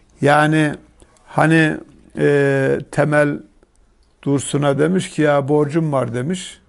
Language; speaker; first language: Turkish; native; Turkish